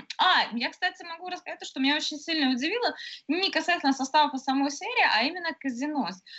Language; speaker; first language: Russian; native; Russian